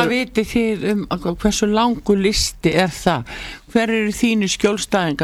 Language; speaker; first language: Icelandic; native; Icelandic